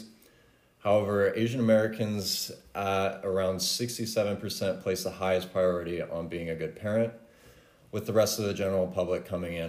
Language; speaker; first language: English; native; English